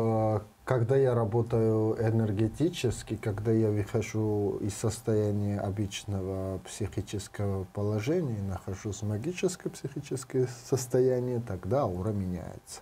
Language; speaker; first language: Russian; non-native, learner; Georgian